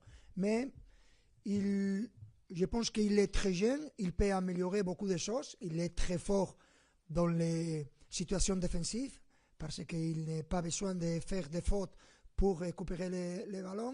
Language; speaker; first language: French; non-native, fluent; Spanish